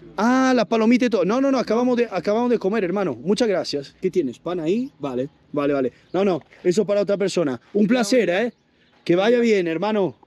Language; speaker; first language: Spanish; non-native, fluent; Italian